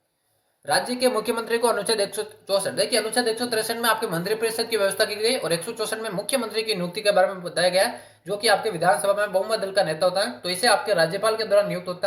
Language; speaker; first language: Hindi; native; Hindi